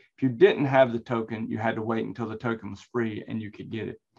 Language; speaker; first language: English; native; English